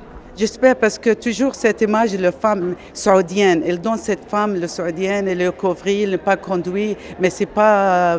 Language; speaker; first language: French; non-native, learner; Arabic